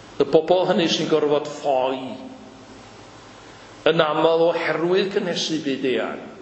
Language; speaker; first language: Welsh; native; Welsh